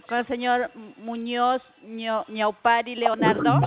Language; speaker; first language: Spanish; native; Spanish